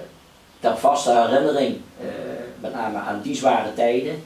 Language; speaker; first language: Dutch; native; Dutch